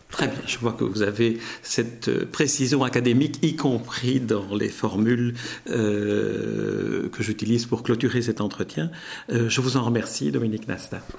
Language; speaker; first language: French; native; French